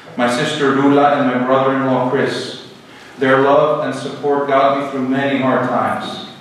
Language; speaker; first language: English; early bilingual, other home language; Greek